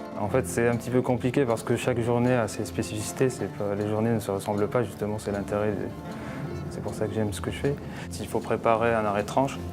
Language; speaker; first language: French; non-native, local second language; Arabic